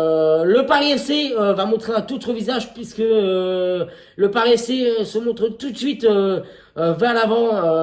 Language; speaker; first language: French; native; French